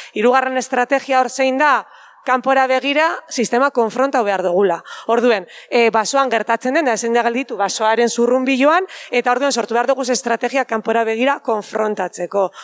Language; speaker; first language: Basque; native; Basque